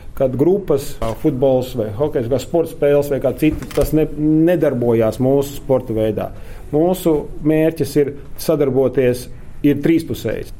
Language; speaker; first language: Latvian; native; Latvian